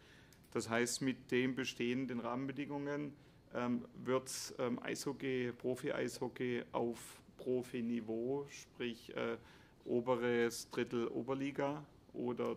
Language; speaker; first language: German; native; German